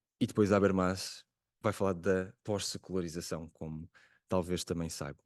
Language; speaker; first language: Portuguese; native; Portuguese